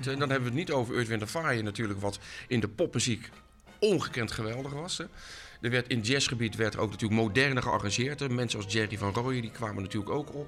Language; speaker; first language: Dutch; native; Dutch